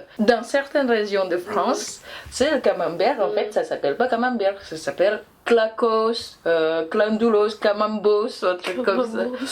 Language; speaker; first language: French; non-native, learner; Indonesian